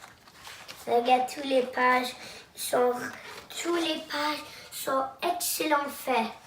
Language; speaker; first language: French; non-native, local second language; English